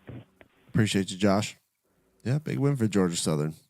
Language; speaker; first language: English; native; English